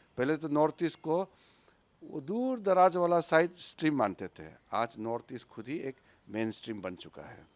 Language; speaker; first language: Hindi; non-native, local second language; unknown